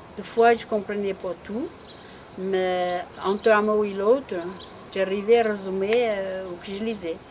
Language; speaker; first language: French; non-native, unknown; Portuguese